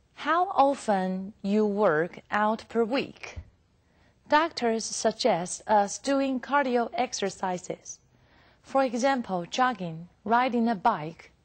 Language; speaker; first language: English; non-native, fluent; Chinese